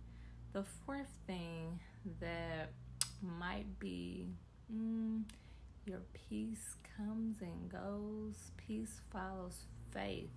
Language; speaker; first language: English; native; English